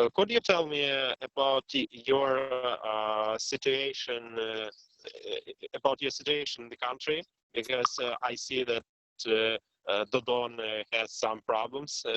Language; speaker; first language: English; non-native, learner; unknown